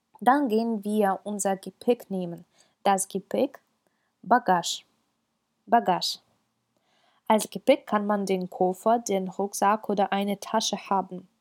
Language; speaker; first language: German; non-native, fluent; Russian